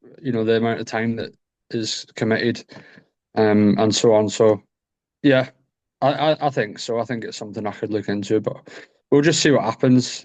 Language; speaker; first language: English; native; English